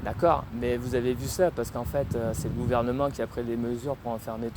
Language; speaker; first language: French; native; French